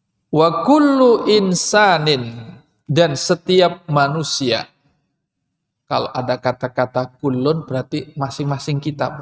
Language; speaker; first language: Indonesian; non-native, local second language; Banjar